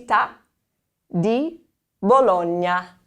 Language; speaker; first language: Italian; non-native, fluent; English